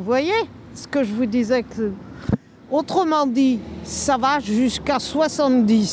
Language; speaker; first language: French; native; French